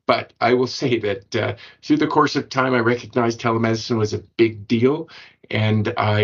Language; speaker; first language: English; native; English